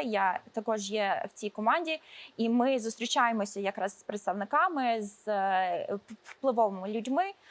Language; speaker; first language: Ukrainian; early bilingual, heritage; Ukrainian